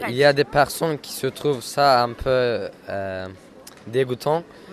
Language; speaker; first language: French; non-native, learner; Turkish